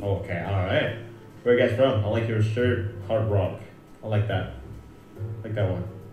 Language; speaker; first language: English; non-native, fluent; Indonesian